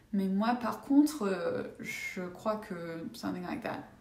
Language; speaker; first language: French; non-native, fluent; English